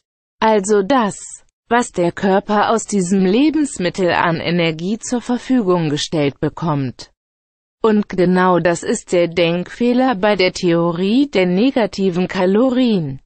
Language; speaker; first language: German; native; German